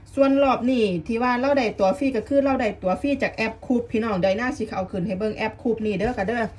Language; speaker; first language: Thai; non-native, local second language; Northeastern Thai